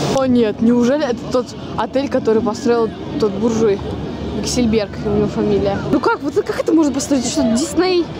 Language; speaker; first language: Russian; native; Russian